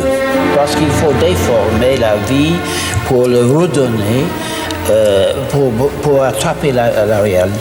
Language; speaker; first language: French; non-native, fluent; English